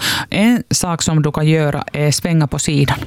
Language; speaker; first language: Swedish; non-native, local second language; Finnish